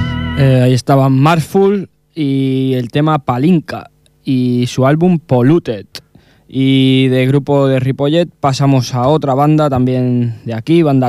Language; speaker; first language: Spanish; native; Spanish